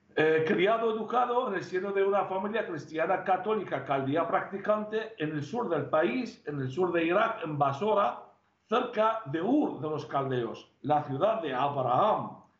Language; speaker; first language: Spanish; non-native, fluent; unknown